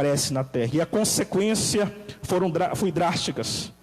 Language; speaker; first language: Portuguese; native; Portuguese